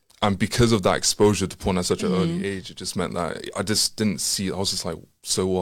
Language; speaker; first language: English; native; English